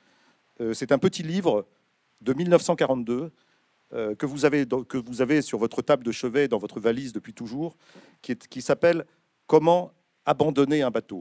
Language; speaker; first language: French; native; French